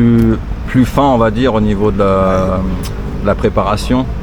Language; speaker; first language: French; native; French